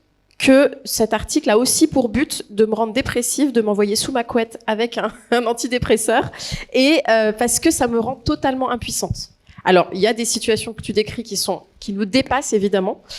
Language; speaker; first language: French; native; French